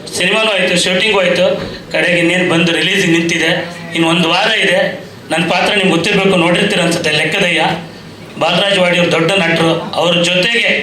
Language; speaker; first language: Kannada; native; Kannada